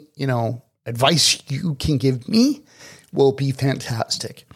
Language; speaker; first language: English; native; English